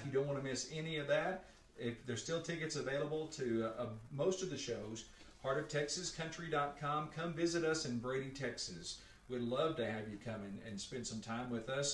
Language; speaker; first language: English; native; English